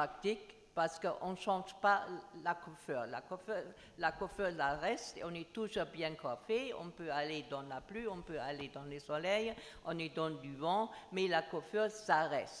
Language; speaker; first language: French; non-native, learner; German